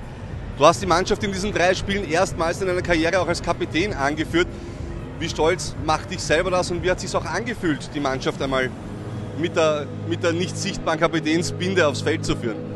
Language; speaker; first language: German; native; German